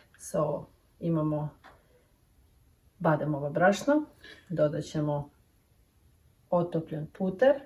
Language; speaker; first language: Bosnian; early bilingual, heritage; Serbian